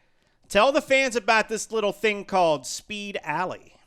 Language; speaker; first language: English; native; English